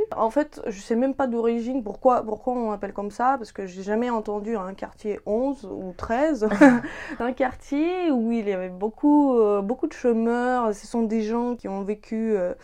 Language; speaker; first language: French; non-native, fluent; Ukrainian